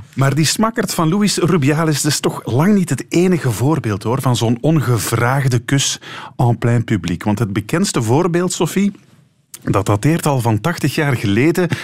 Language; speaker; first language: Dutch; native; Dutch